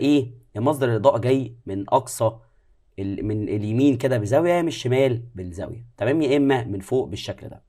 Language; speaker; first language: Arabic; native; Arabic